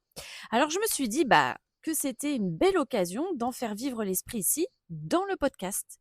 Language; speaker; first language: French; native; French